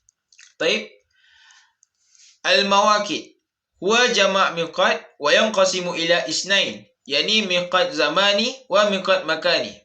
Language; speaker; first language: Arabic; non-native, learner; Malay